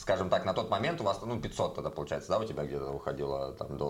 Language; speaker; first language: Russian; native; Russian